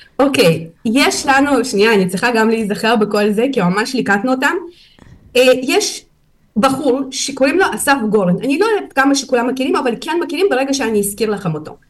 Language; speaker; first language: Hebrew; non-native, fluent; Russian